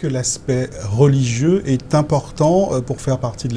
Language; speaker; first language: French; native; French